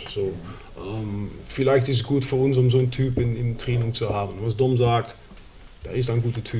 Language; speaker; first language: German; non-native, fluent; Dutch